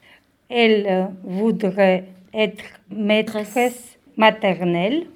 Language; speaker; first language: French; non-native, learner; Turkish